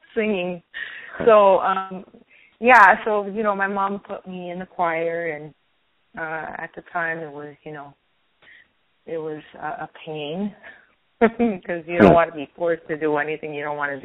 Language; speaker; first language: English; native; English